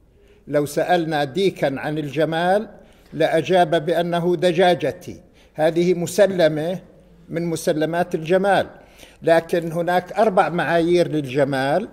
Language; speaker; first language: Arabic; native; Arabic